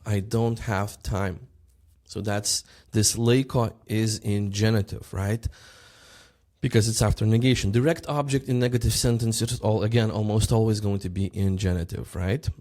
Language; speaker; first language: English; non-native, fluent; Lithuanian